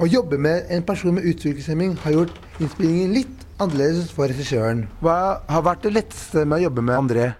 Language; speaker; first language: Norwegian; native; Norwegian